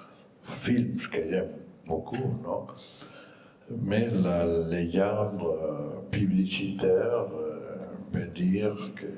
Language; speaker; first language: French; non-native, fluent; Spanish